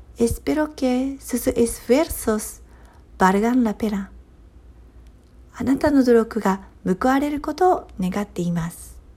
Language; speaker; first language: Japanese; native; Japanese